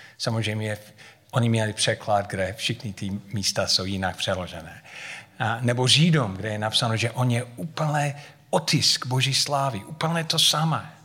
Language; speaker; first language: Czech; non-native, fluent; English